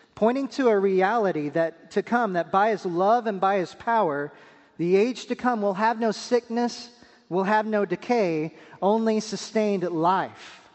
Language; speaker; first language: English; native; English